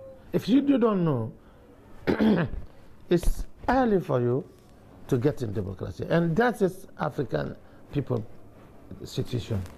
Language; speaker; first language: English; non-native, learner; Bambara